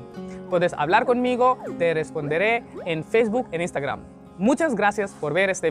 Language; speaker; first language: Spanish; non-native, learner; Hindi